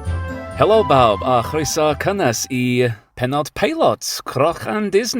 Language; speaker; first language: Welsh; non-native, learner; English